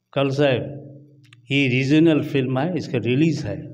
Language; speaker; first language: Hindi; non-native, local second language; Bangla